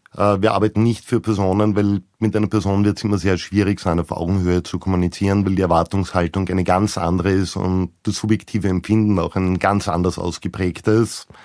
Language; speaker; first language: German; native; German